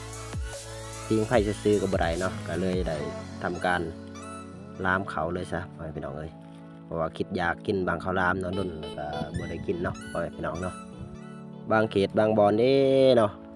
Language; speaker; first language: Thai; non-native, local second language; Lao